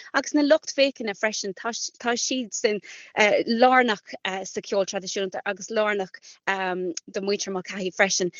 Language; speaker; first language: Irish; non-native, local second language; English